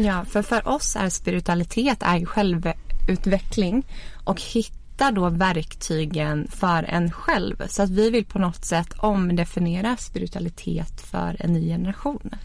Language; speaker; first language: Swedish; native; Swedish